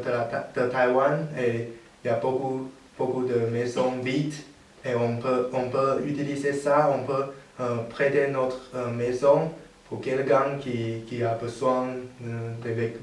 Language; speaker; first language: French; non-native, learner; Chinese